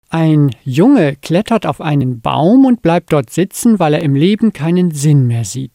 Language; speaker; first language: German; native; German